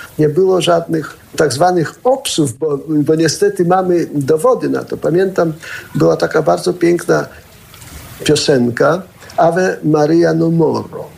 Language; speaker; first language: Polish; early bilingual, heritage; Polish